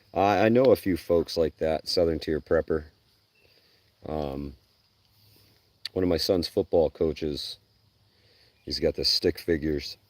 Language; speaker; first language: English; native; English